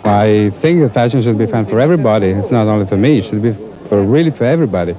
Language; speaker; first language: English; non-native, fluent; Italian